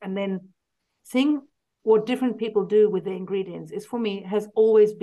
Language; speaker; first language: English; native; English